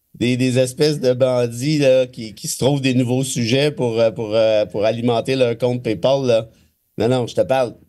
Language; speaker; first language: French; native; French